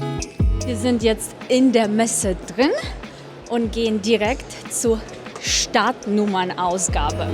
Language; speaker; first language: German; non-native, fluent; Russian